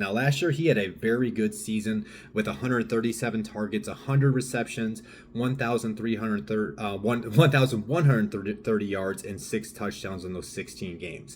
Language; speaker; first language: English; native; English